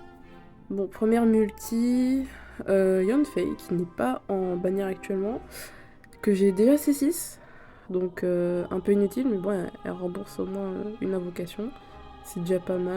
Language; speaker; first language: French; native; French